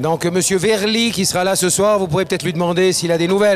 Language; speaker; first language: French; native; French